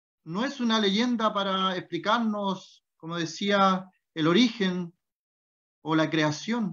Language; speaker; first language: Spanish; native; Spanish